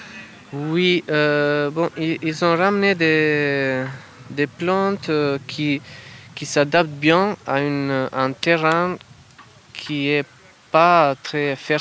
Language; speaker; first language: French; non-native, learner; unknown